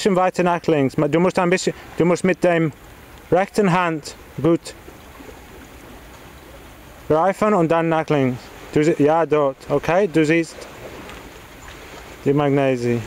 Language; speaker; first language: German; non-native, fluent; Italian